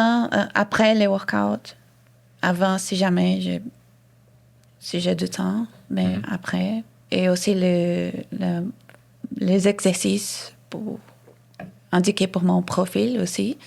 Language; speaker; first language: French; non-native, fluent; Portuguese